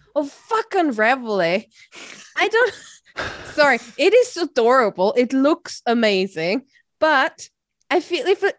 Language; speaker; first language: English; non-native, fluent; German